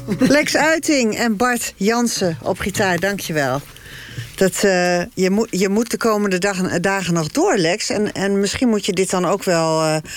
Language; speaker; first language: Dutch; native; Dutch